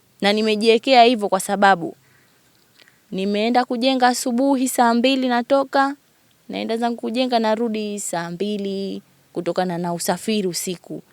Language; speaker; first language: Swahili; native; Swahili